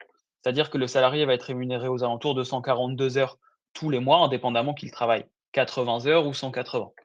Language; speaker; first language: French; native; French